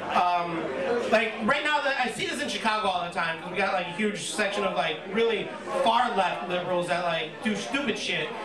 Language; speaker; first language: English; native; English